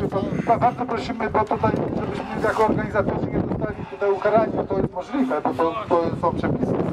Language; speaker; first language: Polish; native; Polish